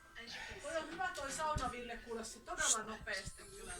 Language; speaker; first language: Finnish; native; Finnish